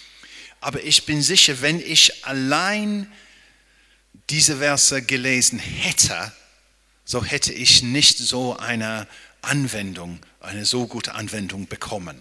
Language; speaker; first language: German; non-native, fluent; English